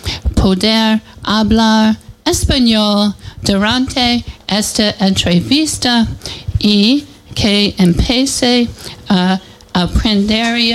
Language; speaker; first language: Spanish; non-native, learner; English